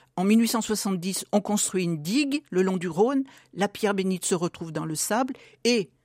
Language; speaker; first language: French; native; French